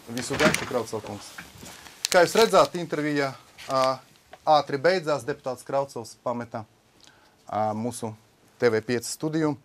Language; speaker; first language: Latvian; non-native, local second language; Russian